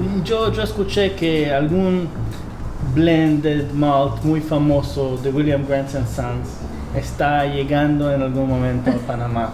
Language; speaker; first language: Spanish; non-native, fluent; Hebrew